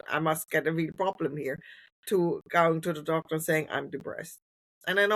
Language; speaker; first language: English; non-native, fluent; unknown